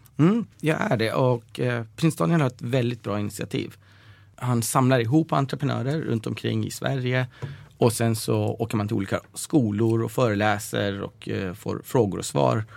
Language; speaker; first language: Swedish; early bilingual, other home language; Persian